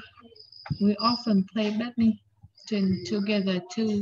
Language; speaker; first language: English; non-native, learner; Vietnamese